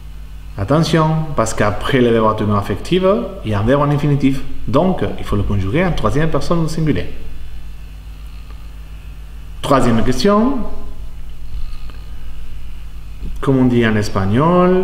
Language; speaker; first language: French; non-native, fluent; Spanish